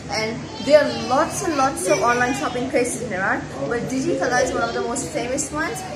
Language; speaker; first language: English; native; English